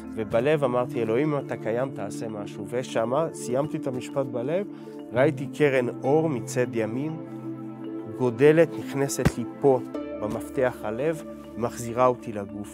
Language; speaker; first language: Hebrew; early bilingual, other home language; French